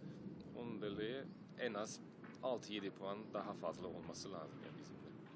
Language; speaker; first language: Turkish; early bilingual, heritage; German